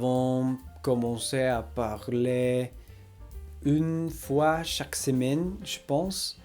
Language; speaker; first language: French; non-native, learner; English